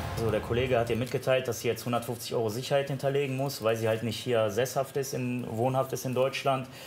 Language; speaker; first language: German; native; German